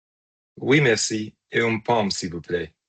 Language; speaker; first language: French; non-native, learner; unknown